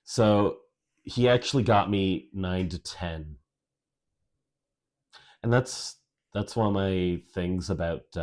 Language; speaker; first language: English; native; English